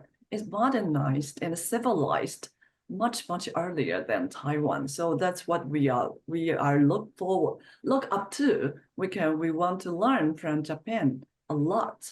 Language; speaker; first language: English; non-native, fluent; Chinese